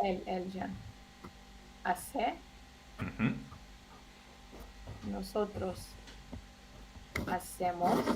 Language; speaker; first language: Spanish; non-native, learner; Russian